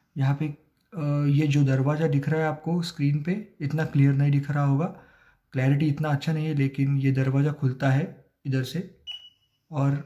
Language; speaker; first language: Hindi; non-native, local second language; Marathi